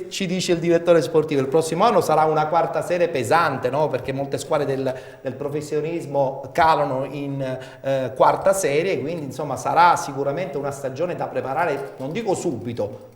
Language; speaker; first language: Italian; native; Italian